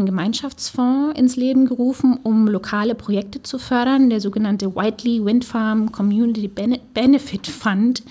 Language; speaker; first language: German; native; German